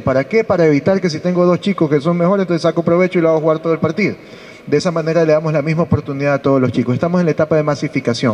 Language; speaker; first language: Spanish; native; Spanish